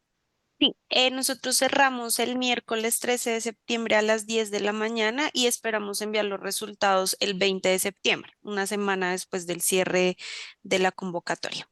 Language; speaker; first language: Spanish; native; Spanish